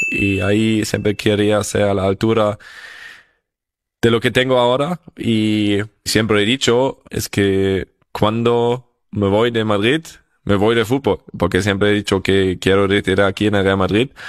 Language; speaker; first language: Spanish; non-native, fluent; German